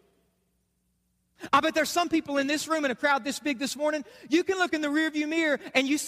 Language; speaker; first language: English; native; English